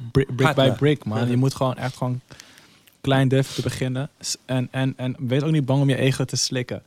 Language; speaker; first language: Dutch; early bilingual, other home language; Somali